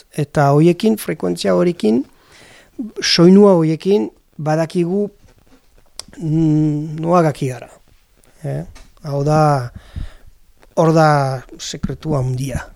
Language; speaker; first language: Basque; non-native, learner; French